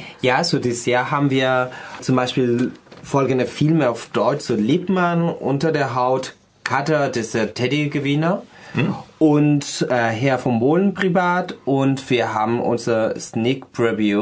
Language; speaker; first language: German; non-native, fluent; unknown